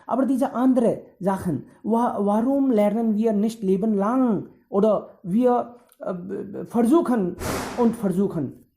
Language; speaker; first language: German; non-native, fluent; Hindi